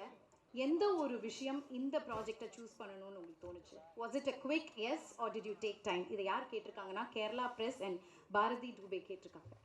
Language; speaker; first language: Tamil; native; Tamil